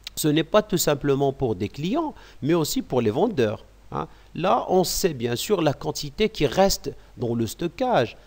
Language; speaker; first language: French; non-native, local second language; Arabic